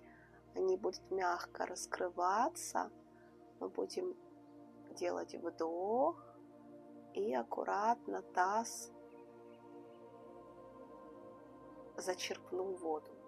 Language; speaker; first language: Russian; native; Russian